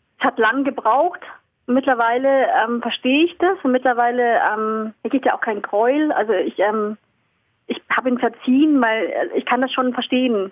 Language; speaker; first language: German; early bilingual, other home language; Vietnamese